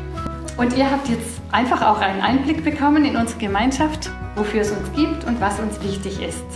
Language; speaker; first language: German; native; German